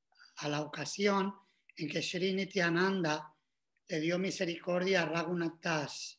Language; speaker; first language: Spanish; native; Spanish